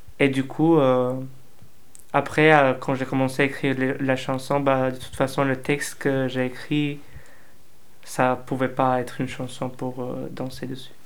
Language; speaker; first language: French; non-native, fluent; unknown